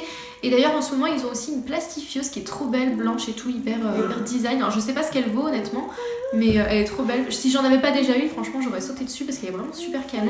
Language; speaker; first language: French; native; French